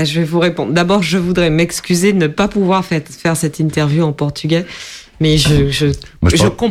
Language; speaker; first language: French; native; French